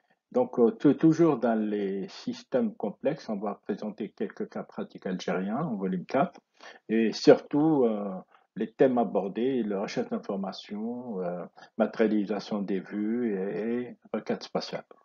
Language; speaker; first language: French; non-native, local second language; Arabic